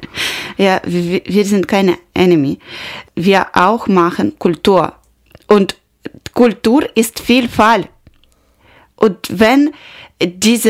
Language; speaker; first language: German; non-native, learner; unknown